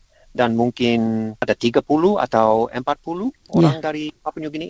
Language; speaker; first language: Indonesian; non-native, learner; English